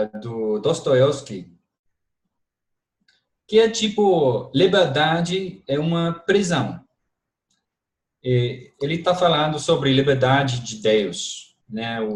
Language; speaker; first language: Portuguese; non-native, fluent; English